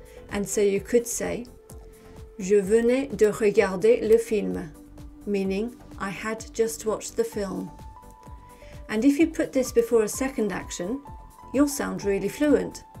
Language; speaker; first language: English; native; English